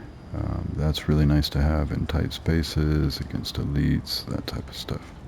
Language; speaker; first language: English; native; English